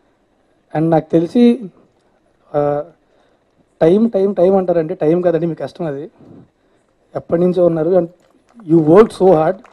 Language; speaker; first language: Telugu; native; Telugu